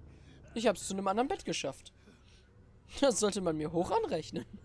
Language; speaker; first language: German; native; German